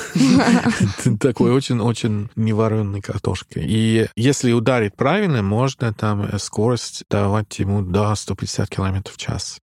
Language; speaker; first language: Russian; non-native, fluent; English